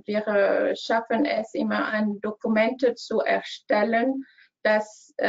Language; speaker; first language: German; non-native, learner; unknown